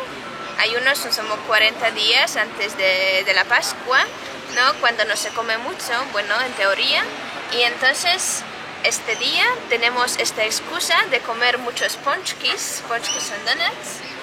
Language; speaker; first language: Spanish; non-native, fluent; Polish